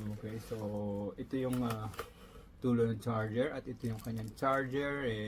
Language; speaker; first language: Filipino; native; Filipino